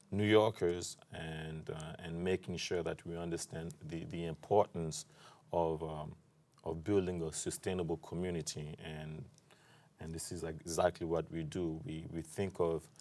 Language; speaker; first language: English; non-native, fluent; French